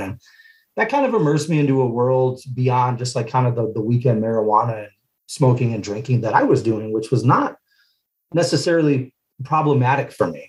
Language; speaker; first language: English; native; English